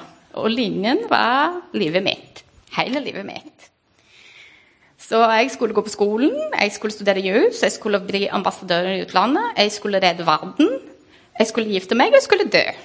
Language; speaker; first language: Norwegian; non-native, fluent; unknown